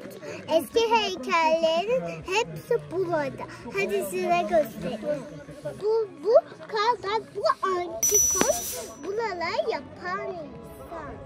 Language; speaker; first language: Turkish; non-native, learner; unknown